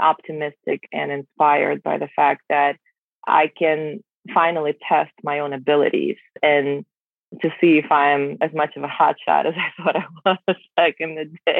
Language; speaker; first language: English; non-native, fluent; Russian